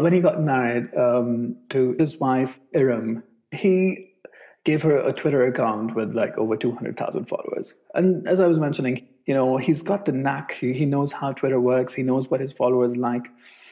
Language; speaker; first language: English; non-native, local second language; Urdu